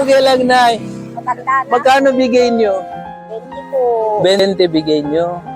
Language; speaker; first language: Filipino; non-native, learner; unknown